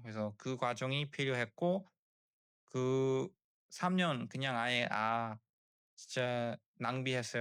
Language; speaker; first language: Korean; non-native, learner; English